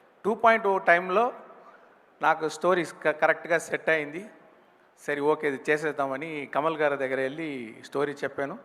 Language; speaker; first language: Telugu; non-native, learner; Tamil